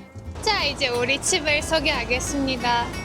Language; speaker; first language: Korean; non-native, fluent; Turkish